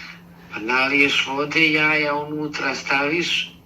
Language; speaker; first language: Bosnian; native; Bosnian